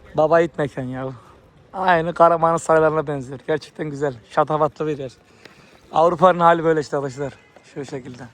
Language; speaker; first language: Turkish; native; Turkish